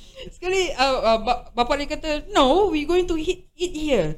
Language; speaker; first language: English; non-native, local second language; Malay